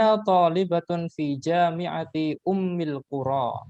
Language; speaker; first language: Arabic; non-native, fluent; Indonesian